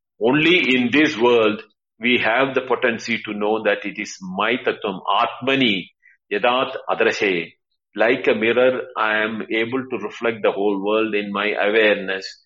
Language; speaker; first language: English; non-native, local second language; Tamil